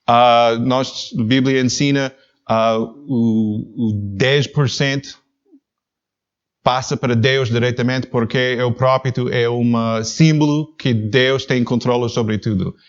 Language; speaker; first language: Portuguese; non-native, learner; English